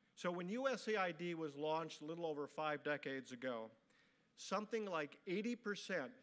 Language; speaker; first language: English; native; English